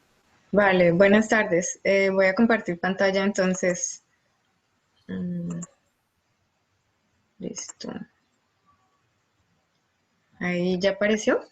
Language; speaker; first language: Spanish; native; Spanish